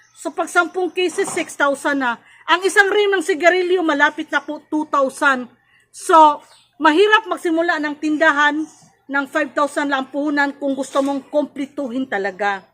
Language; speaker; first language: Filipino; non-native, local second language; Cebuano